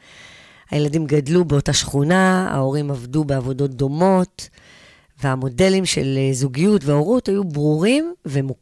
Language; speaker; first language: Hebrew; native; Hebrew